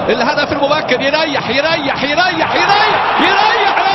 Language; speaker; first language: Arabic; native; Arabic